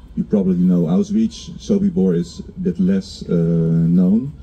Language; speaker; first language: English; non-native, fluent; Dutch